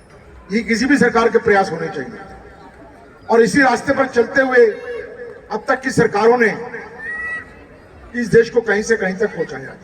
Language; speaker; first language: Hindi; native; Hindi